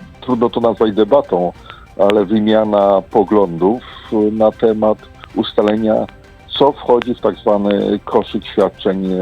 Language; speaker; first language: Polish; native; Polish